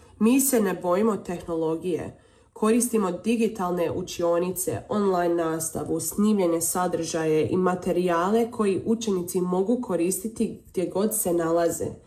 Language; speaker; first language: Serbian; early bilingual, heritage; Croatian